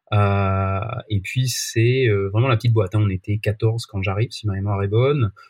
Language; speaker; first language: French; native; French